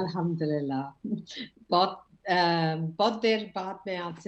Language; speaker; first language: Hindi; early bilingual, heritage; English